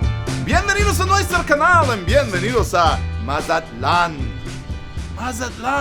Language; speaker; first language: Spanish; non-native, learner; English